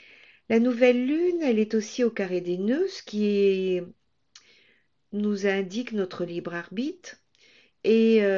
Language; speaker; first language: French; native; French